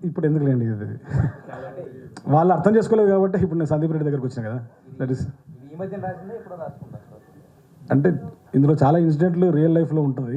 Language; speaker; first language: Telugu; native; Telugu